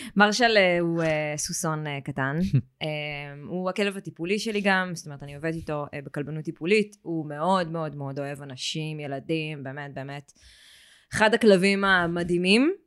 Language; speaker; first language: Hebrew; native; Hebrew